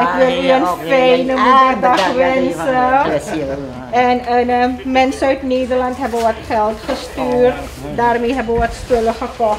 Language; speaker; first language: Dutch; non-native, local second language; Caribbean Hindustani